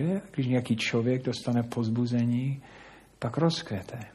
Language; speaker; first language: Czech; non-native, fluent; English